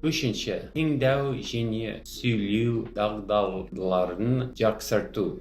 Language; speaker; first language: Kazakh; non-native, fluent; English